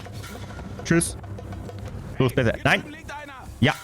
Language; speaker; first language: German; native; German